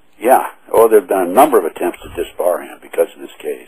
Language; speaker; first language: English; native; English